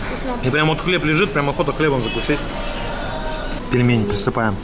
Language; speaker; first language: Russian; native; Russian